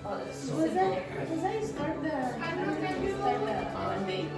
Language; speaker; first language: English; non-native, learner; Spanish